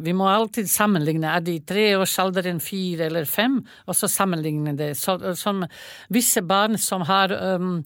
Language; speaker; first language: Norwegian; non-native, fluent; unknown